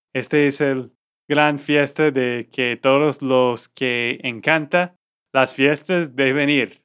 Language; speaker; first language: Spanish; non-native, fluent; English